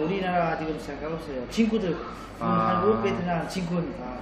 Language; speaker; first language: Korean; non-native, learner; Vietnamese